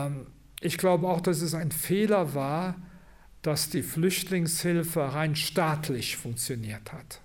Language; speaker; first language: German; non-native, local second language; Luxembourgish